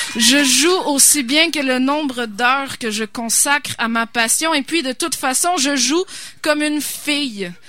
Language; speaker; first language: French; native; French